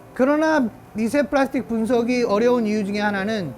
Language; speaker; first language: Korean; native; Korean